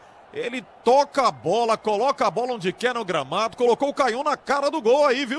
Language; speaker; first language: Portuguese; native; Portuguese